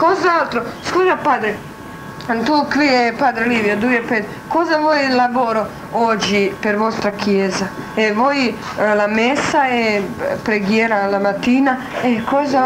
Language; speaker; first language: Italian; non-native, learner; Croatian